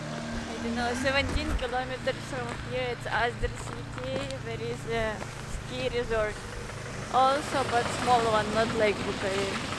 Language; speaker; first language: English; non-native, learner; Russian